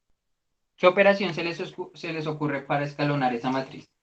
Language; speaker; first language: Spanish; native; Spanish